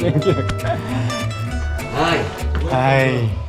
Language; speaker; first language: English; non-native, learner; Korean